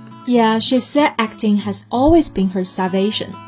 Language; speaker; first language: English; non-native, fluent; Chinese